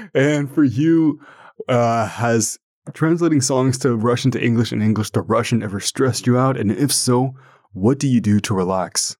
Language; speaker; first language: English; non-native, fluent; French